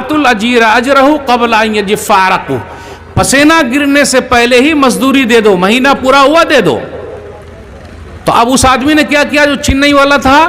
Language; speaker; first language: Hindi; native; Hindi